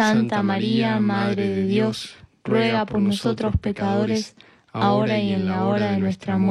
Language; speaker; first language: Spanish; native; Spanish